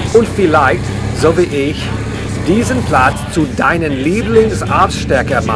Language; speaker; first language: German; non-native, learner; English